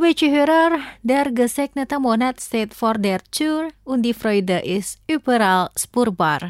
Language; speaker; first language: German; non-native, fluent; Indonesian